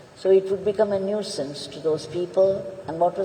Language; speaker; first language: English; non-native, local second language; Tamil